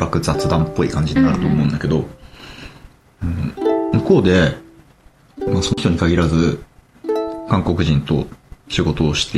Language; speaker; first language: Japanese; native; Japanese